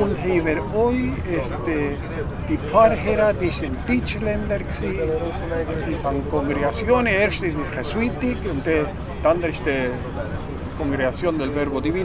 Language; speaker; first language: German; early bilingual, heritage; German